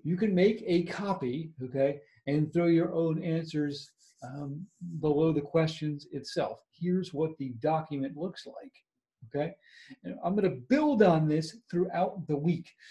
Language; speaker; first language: English; native; English